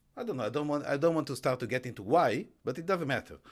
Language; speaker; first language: English; non-native, fluent; Hebrew